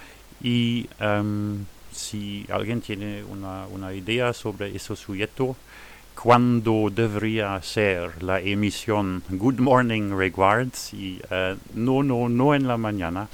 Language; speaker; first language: Spanish; non-native, fluent; German